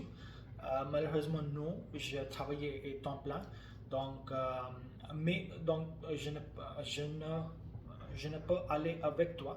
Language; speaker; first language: French; non-native, learner; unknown